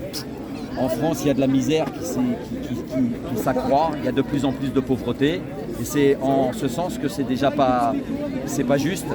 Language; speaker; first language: French; native; French